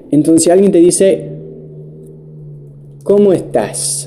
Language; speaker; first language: Spanish; non-native, fluent; English